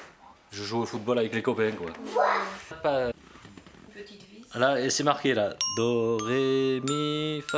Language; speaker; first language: French; early bilingual, other home language; Korean